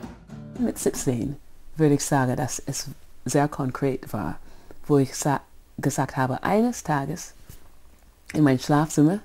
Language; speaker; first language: German; non-native, fluent; English